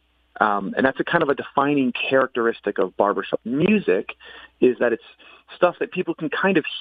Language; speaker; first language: English; native; English